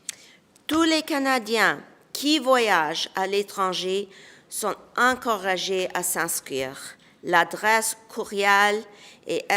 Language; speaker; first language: French; non-native, local second language; English